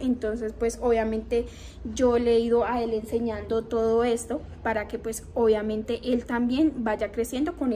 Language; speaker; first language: Spanish; native; Spanish